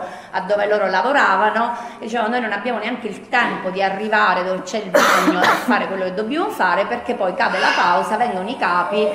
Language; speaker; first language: Italian; native; Italian